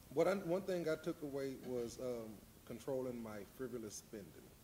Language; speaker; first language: English; native; English